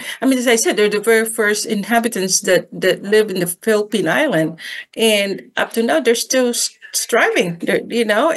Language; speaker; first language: English; non-native, local second language; Filipino